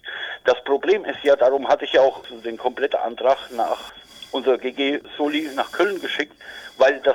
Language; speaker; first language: German; native; German